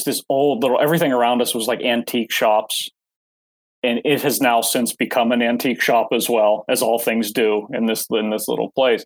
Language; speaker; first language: English; native; English